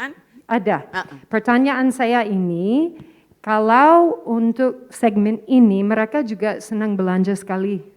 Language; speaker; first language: Indonesian; non-native, fluent; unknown